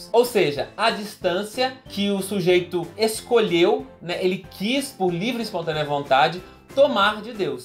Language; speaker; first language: Portuguese; native; Portuguese